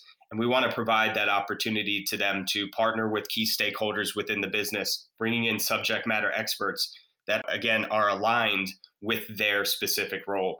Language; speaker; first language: English; native; English